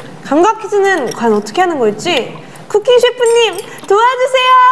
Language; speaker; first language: Korean; native; Korean